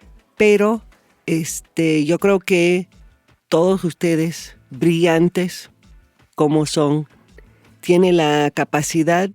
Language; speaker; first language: Spanish; non-native, fluent; English